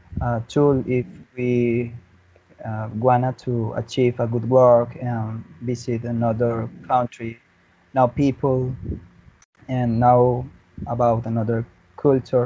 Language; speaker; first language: English; non-native, learner; Spanish